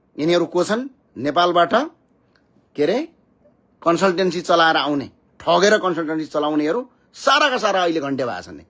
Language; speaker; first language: Nepali; native; Nepali